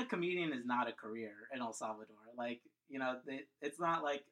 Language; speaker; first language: English; early bilingual, other home language; Spanish